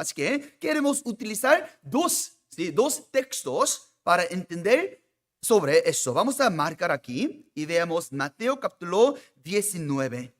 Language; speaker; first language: Spanish; non-native, fluent; Korean